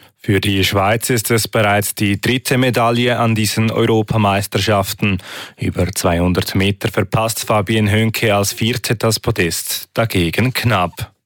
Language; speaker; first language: German; native; German